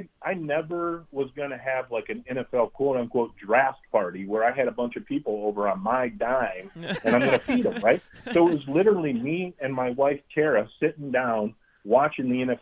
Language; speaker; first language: English; native; English